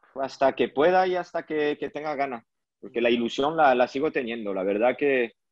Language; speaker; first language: Spanish; early bilingual, heritage; French